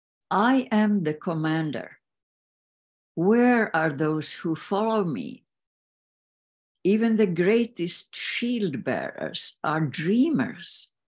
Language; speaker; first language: English; non-native, fluent; Swedish